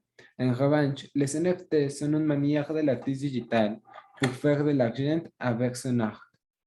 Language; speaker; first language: French; non-native, learner; Spanish